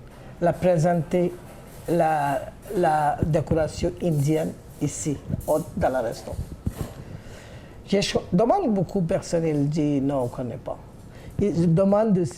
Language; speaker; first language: French; non-native, learner; Bangla